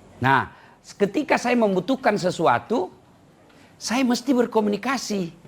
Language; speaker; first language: Indonesian; non-native, local second language; Buginese